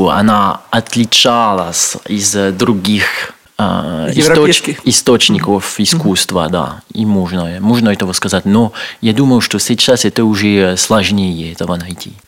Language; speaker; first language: Russian; non-native, learner; French